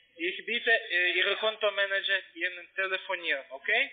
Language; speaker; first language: German; non-native, learner; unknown